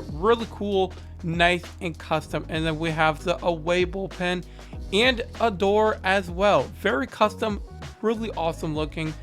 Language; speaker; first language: English; native; English